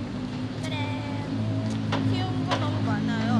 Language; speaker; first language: Korean; non-native, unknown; Thai